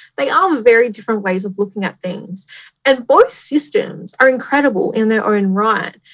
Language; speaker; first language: English; native; English